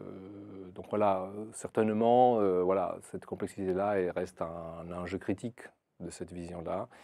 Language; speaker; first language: French; non-native, fluent; Italian